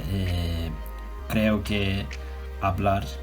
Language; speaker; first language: Spanish; non-native, learner; Turkish